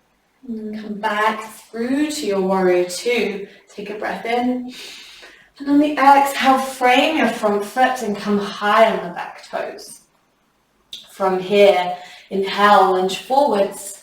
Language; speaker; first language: English; native; English